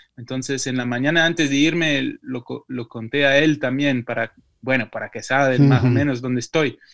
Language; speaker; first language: Spanish; non-native, fluent; French